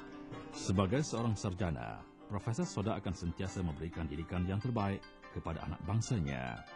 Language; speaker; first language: Malay; native; Malay